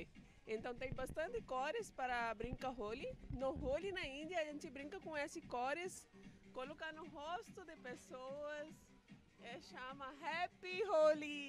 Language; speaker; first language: Portuguese; non-native, learner; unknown